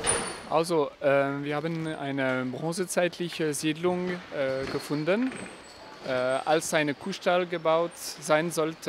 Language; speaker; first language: German; non-native, fluent; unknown